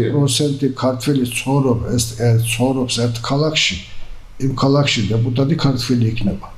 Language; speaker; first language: Georgian; early bilingual, heritage; Georgian